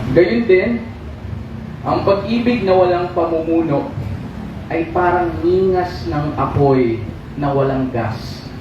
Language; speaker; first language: Filipino; non-native, local second language; Pangasinan